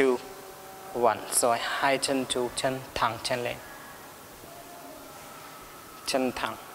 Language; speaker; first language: Vietnamese; non-native, learner; Hindi